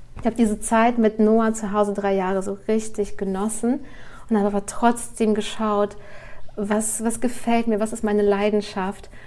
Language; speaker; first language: German; early bilingual, other home language; Russian